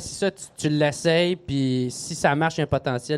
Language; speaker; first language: French; native; French